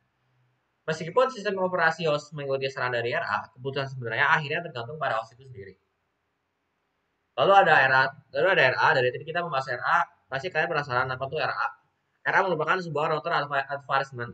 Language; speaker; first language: Indonesian; native; Indonesian